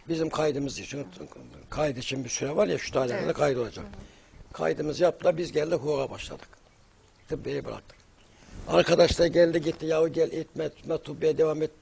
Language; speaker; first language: Turkish; native; Turkish